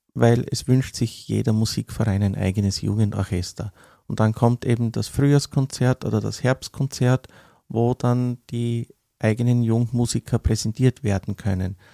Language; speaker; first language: German; native; German